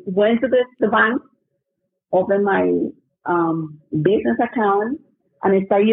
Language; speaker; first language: English; non-native, fluent; Spanish